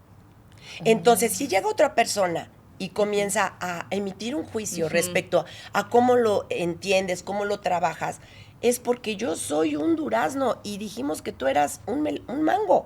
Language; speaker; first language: Spanish; native; Spanish